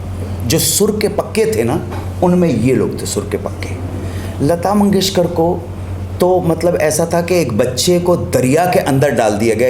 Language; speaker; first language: Hindi; native; Hindi